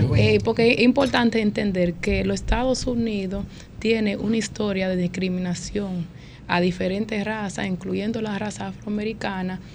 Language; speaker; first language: Spanish; early bilingual, heritage; Spanish